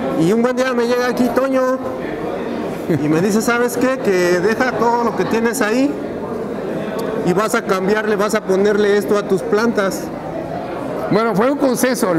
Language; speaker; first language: Spanish; native; Spanish